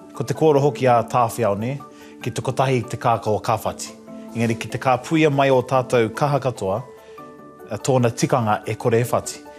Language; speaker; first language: Māori; non-native, local second language; English